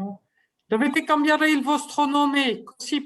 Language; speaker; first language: Italian; non-native, fluent; French